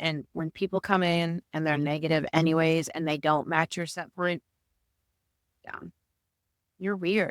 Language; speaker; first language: English; native; English